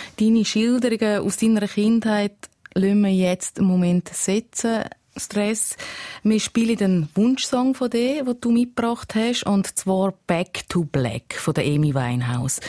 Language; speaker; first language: German; native; German